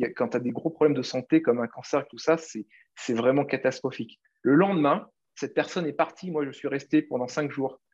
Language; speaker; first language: French; native; French